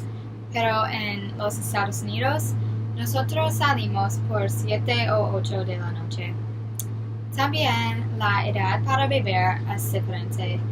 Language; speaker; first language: Spanish; non-native, learner; English